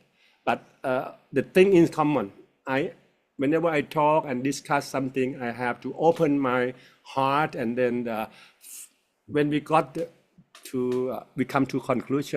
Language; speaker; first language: English; non-native, fluent; Thai